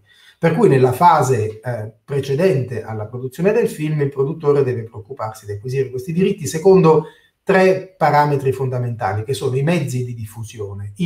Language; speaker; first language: Italian; native; Italian